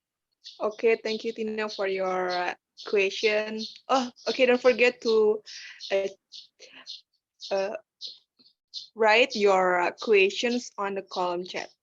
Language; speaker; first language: English; non-native, learner; Indonesian